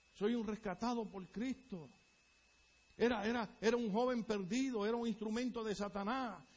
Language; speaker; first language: Spanish; native; Spanish